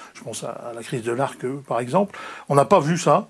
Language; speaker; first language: French; native; French